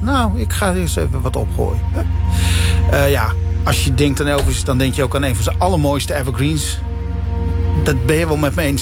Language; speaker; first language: Dutch; native; Dutch